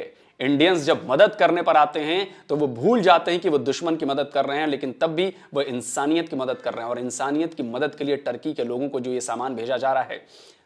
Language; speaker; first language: Hindi; native; Hindi